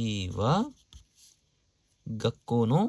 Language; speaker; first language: Japanese; non-native, fluent; Nepali